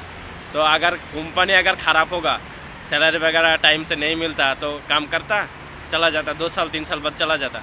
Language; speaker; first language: Hindi; non-native, local second language; Bangla